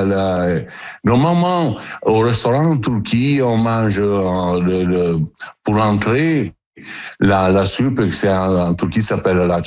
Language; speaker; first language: French; non-native, learner; Italian